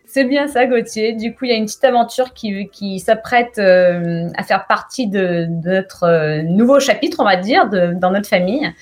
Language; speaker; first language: French; native; French